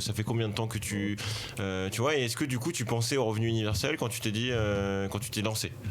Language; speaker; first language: French; native; French